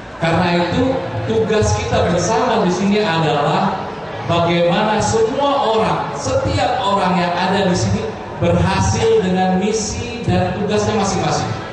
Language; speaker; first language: Indonesian; native; Indonesian